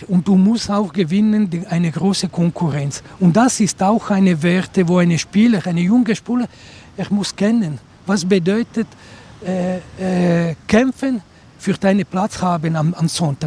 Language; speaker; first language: German; non-native, local second language; Italian